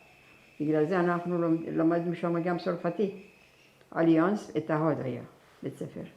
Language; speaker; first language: Hebrew; non-native, fluent; Persian